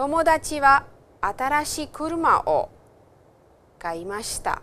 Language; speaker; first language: Japanese; non-native, fluent; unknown